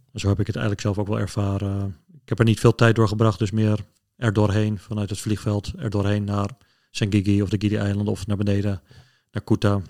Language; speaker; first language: Dutch; native; Dutch